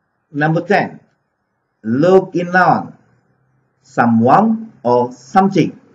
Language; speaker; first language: English; non-native, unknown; Indonesian